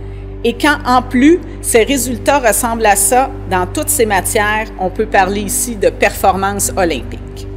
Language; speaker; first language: French; native; French